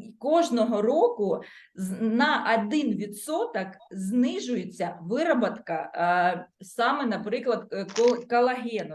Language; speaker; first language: Ukrainian; non-native, local second language; Russian